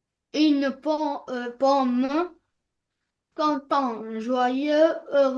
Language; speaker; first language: French; non-native, learner; Arabic